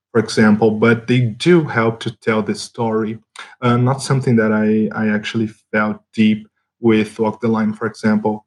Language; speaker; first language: English; non-native, fluent; Portuguese